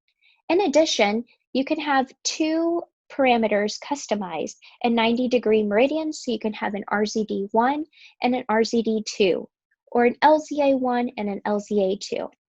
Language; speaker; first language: English; native; English